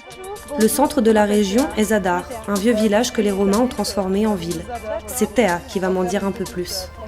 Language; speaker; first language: French; native; French